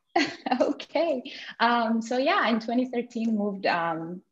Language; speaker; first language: English; non-native, fluent; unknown